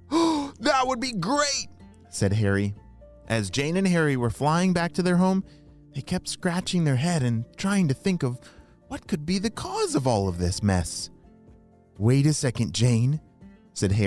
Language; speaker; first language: English; native; English